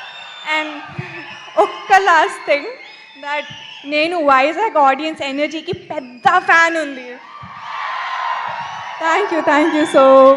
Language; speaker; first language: Telugu; non-native, learner; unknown